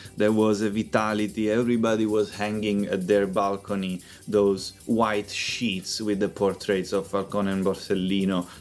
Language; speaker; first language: English; non-native, fluent; Italian